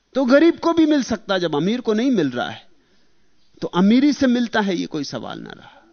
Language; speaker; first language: Hindi; native; Hindi